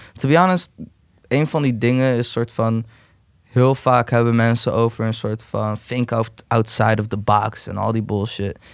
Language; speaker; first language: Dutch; early bilingual, other home language; Turkish